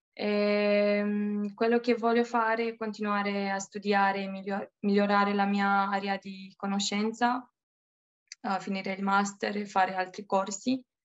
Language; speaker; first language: Italian; non-native, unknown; Romanian